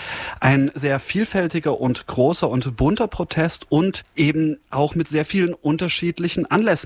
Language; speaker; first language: German; native; German